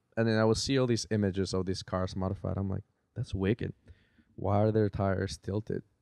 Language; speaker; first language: English; early bilingual, other home language; Spanish